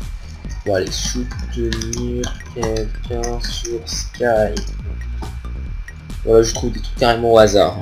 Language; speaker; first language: French; native; French